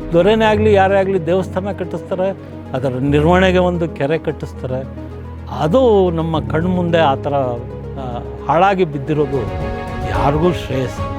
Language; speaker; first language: Kannada; native; Kannada